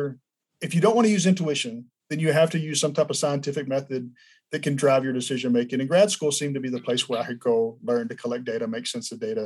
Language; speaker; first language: English; native; English